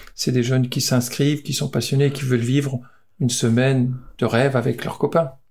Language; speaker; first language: French; native; French